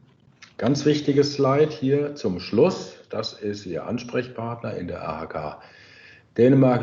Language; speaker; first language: German; native; German